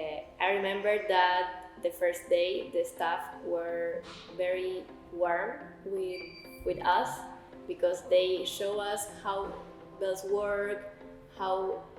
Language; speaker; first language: English; non-native, learner; Spanish